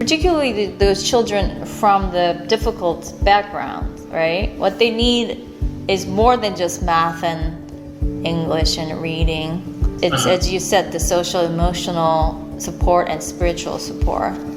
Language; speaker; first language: English; non-native, fluent; Korean